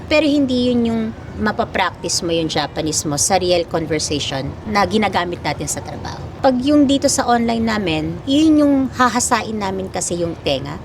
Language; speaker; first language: Filipino; native; Filipino